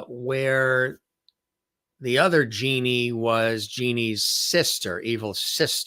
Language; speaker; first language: English; native; English